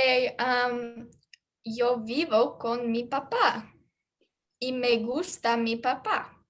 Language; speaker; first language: Spanish; non-native, learner; English